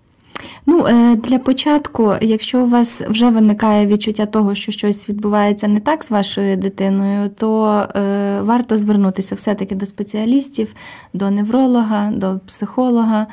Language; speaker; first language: Ukrainian; native; Ukrainian